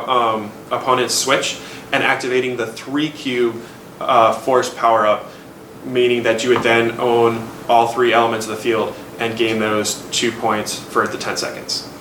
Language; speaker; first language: English; native; English